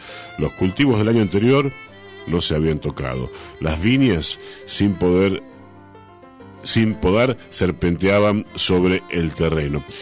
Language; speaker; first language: Spanish; native; Spanish